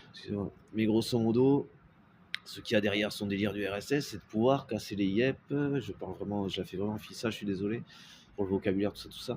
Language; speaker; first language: French; native; French